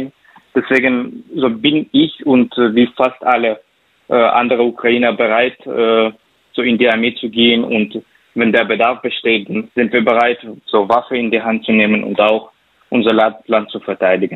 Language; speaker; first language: German; non-native, fluent; Ukrainian